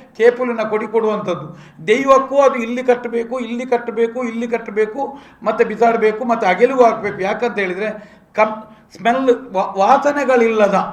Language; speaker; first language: Kannada; non-native, local second language; Tulu